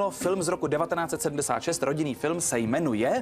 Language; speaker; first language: Czech; native; Czech